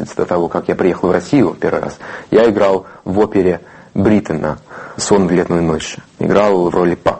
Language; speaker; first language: Russian; non-native, fluent; English